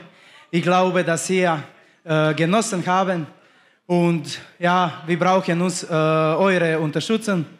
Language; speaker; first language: German; non-native, learner; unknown